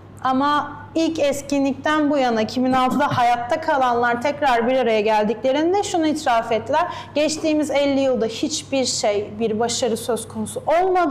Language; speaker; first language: Turkish; native; Turkish